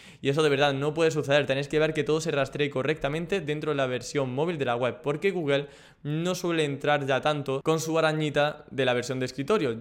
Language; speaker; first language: Spanish; native; Spanish